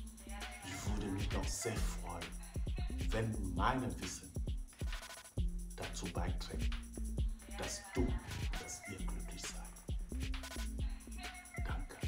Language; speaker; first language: German; non-native, fluent; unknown